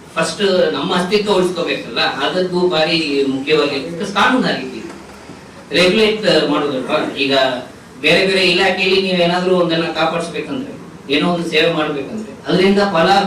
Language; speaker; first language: Kannada; non-native, local second language; Tamil